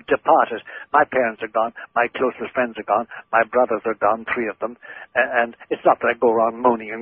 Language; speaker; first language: English; non-native, local second language; Irish